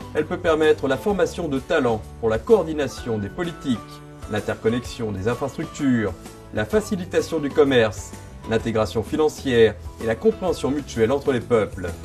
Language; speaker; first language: French; native; French